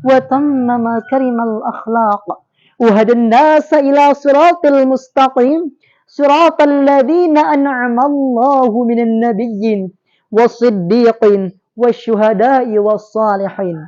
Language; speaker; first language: Arabic; non-native, learner; Indonesian